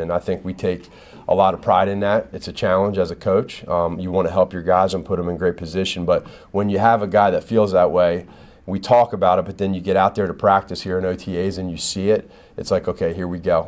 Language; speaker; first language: English; native; English